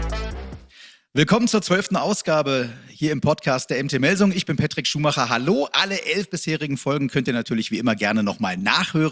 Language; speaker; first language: German; native; German